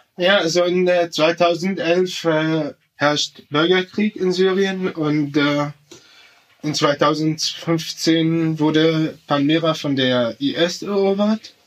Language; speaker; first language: German; non-native, fluent; Arabic